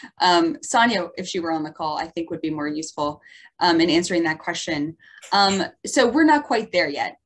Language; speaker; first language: English; native; English